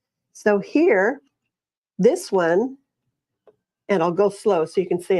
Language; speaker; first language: English; native; English